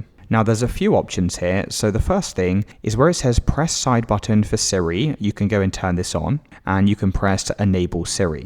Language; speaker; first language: English; native; English